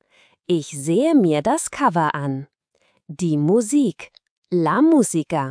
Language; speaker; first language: German; non-native, fluent; Spanish